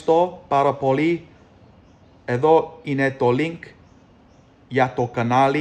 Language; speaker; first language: Greek; non-native, learner; English